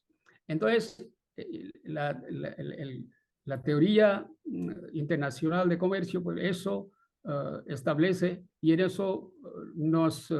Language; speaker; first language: Spanish; non-native, fluent; Bangla